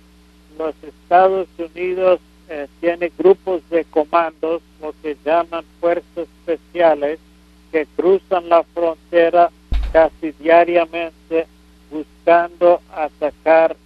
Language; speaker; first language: Spanish; non-native, fluent; English